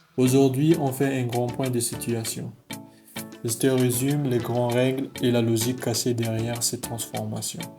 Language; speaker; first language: French; non-native, local second language; Malagasy